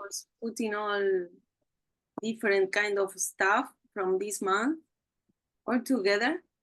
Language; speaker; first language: English; non-native, learner; Spanish